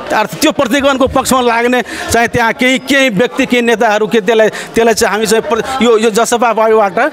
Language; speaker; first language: Nepali; non-native, local second language; Maithili